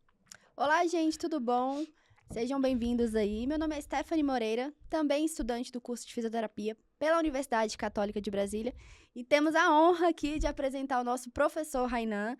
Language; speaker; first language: Portuguese; native; Portuguese